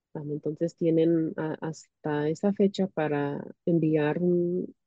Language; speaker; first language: Spanish; early bilingual, heritage; Spanish